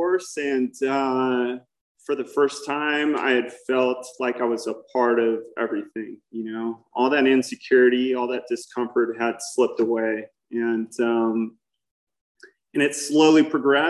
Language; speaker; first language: English; native; English